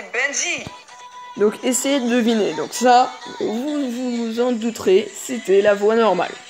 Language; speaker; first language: French; native; French